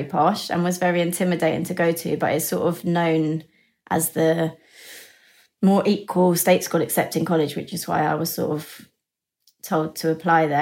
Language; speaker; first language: English; native; English